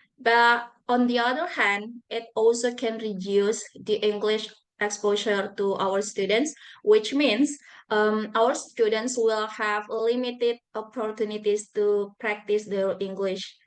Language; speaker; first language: English; non-native, fluent; Buginese